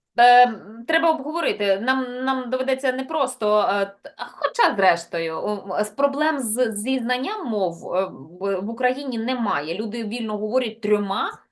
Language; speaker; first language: Ukrainian; native; Ukrainian